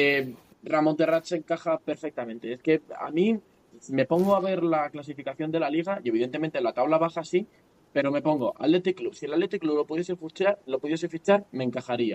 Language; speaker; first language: Spanish; native; Spanish